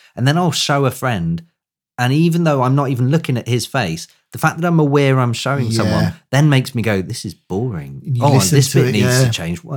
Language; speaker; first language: English; native; English